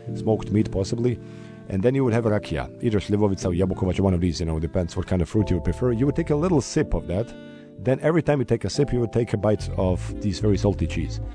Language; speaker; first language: English; non-native, fluent; Bosnian